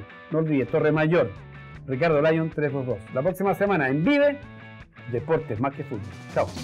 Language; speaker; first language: Spanish; native; Spanish